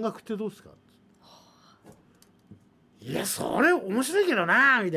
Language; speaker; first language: Japanese; native; Japanese